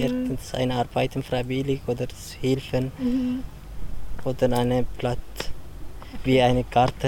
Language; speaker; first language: German; non-native, learner; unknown